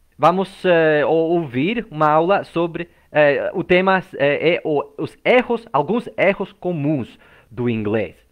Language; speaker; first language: Portuguese; non-native, fluent; English